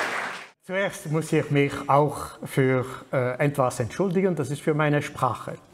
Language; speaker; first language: German; non-native, fluent; French